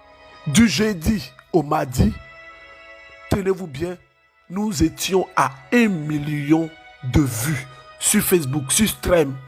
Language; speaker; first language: French; native; French